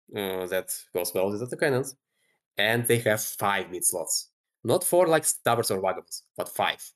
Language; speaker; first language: English; non-native, fluent; Russian